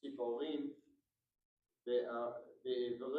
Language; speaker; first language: Hebrew; non-native, learner; English